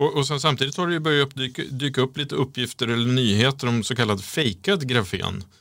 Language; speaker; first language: Swedish; native; Swedish